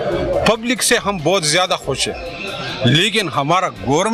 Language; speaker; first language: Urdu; non-native, local second language; Pashto